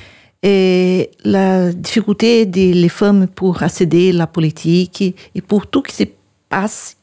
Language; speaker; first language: French; non-native, learner; Portuguese